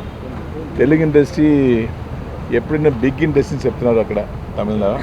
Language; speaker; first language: Telugu; non-native, learner; Tamil